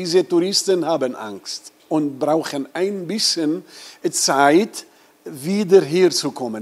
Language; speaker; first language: German; non-native, fluent; Arabic